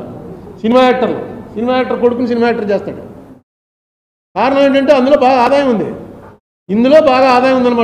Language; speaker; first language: Telugu; native; Telugu